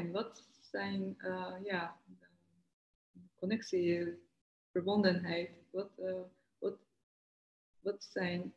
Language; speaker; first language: Dutch; non-native, fluent; Japanese